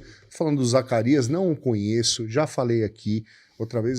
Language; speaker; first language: Portuguese; native; Portuguese